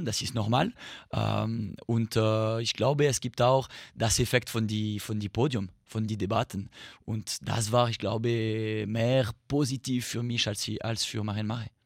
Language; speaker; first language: German; non-native, fluent; French